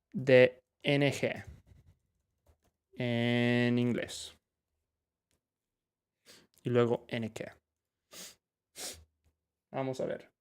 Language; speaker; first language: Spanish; non-native, fluent; English